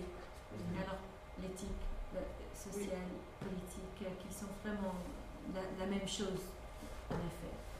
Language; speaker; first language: French; non-native, fluent; English